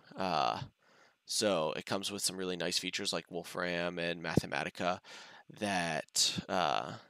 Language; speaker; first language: English; native; English